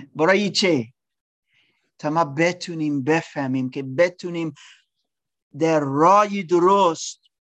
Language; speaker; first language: Persian; non-native, learner; English